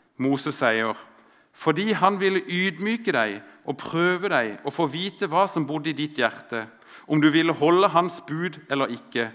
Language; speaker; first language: Norwegian; native; Norwegian